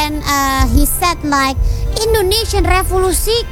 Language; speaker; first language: English; non-native, learner; Indonesian